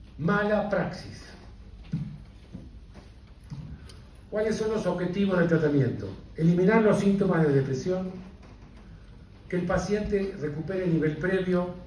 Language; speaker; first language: Spanish; native; Spanish